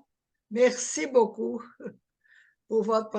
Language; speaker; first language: French; non-native, learner; Portuguese